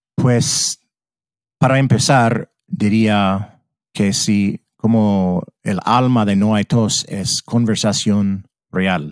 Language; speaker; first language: Spanish; early bilingual, heritage; English